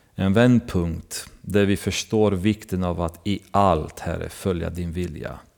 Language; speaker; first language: Swedish; non-native, fluent; Romanian